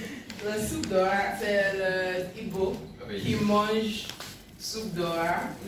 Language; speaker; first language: French; non-native, learner; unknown